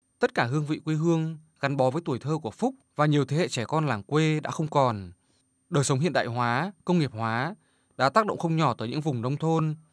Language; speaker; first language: Vietnamese; native; Vietnamese